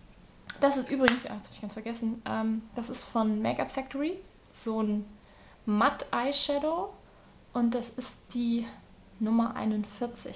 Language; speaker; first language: German; native; German